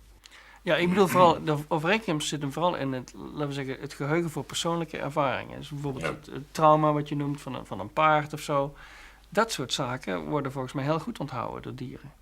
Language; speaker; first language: Dutch; native; Dutch